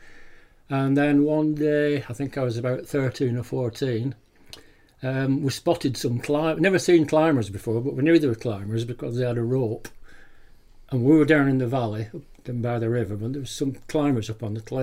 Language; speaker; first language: English; native; English